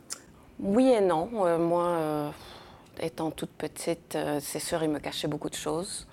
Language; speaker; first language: French; early bilingual, other home language; Spanish